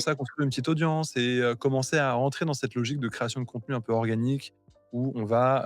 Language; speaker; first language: French; native; French